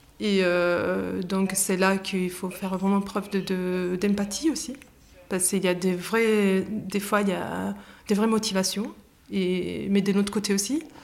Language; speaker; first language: French; non-native, fluent; Italian